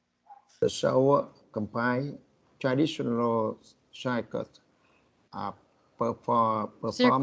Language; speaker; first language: English; non-native, learner; Vietnamese